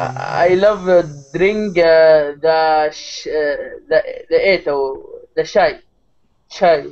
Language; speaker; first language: English; non-native, learner; Arabic